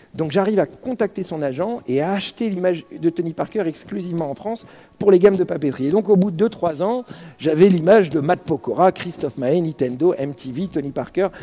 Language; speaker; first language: French; early bilingual, other home language; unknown